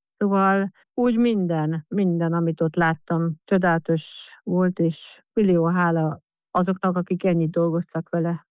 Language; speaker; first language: Hungarian; native; Hungarian